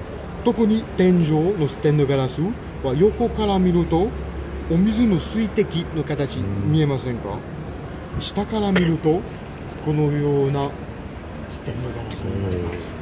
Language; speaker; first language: Japanese; non-native, fluent; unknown